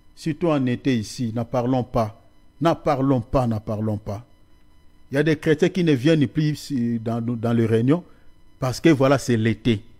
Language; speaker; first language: French; non-native, local second language; Lingala